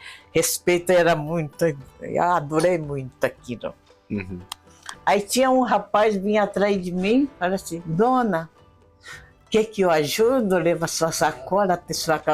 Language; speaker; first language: Portuguese; non-native, fluent; Japanese